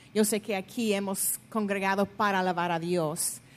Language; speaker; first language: Spanish; non-native, fluent; English